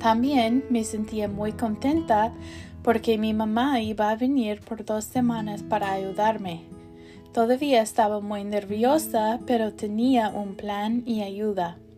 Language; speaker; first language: Spanish; non-native, learner; English